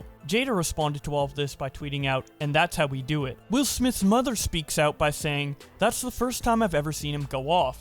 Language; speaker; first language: English; native; English